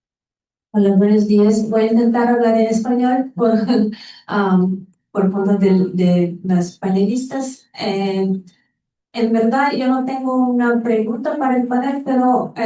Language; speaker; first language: Spanish; non-native, learner; Portuguese